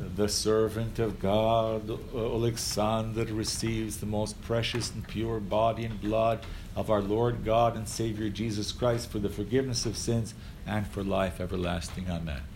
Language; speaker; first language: English; early bilingual, other home language; Ukrainian